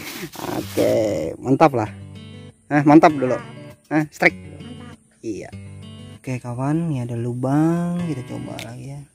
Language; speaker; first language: Indonesian; native; Indonesian